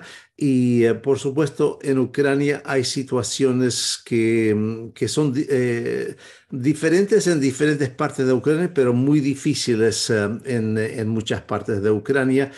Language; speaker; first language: Spanish; non-native, fluent; English